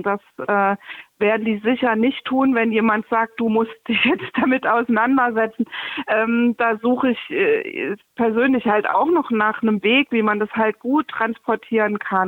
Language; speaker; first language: German; native; German